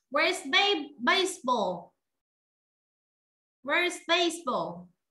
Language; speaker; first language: English; non-native, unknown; Vietnamese